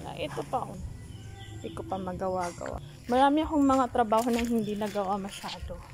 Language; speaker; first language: Filipino; non-native, local second language; Hiligaynon